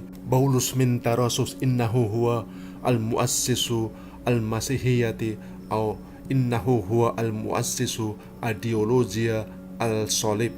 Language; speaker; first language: Arabic; non-native, learner; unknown